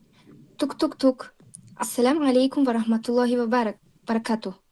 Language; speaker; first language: Arabic; non-native, learner; Tajik